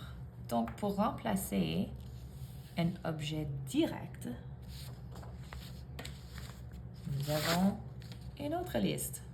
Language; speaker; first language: French; non-native, fluent; English